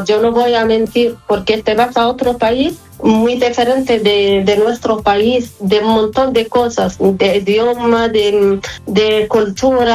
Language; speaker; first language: Spanish; non-native, learner; Arabic